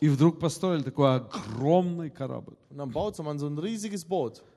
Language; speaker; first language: German; non-native, fluent; Russian